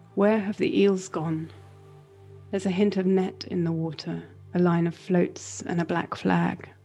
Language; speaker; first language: English; native; English